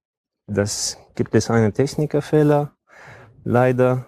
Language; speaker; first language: German; non-native, fluent; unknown